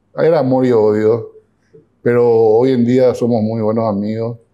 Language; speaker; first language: Spanish; native; Spanish